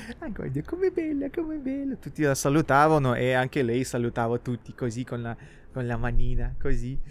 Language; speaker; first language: Italian; non-native, fluent; Russian